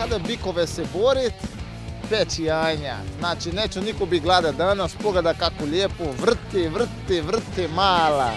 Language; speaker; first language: Croatian; non-native, learner; Portuguese